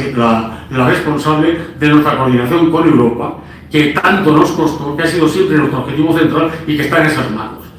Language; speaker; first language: Spanish; native; Spanish